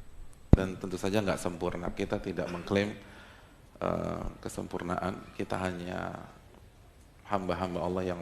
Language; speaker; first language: Indonesian; native; Indonesian